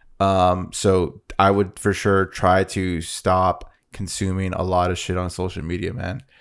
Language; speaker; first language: English; native; English